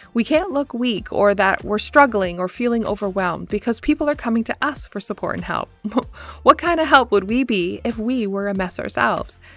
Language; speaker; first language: English; native; English